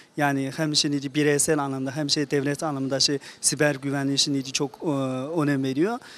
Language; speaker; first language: Turkish; non-native, fluent; Chinese